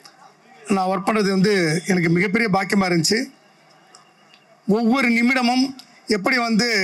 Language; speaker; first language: Tamil; native; Tamil